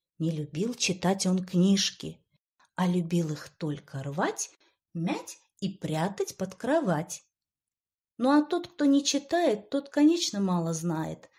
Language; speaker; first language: Russian; non-native, local second language; Azerbaijani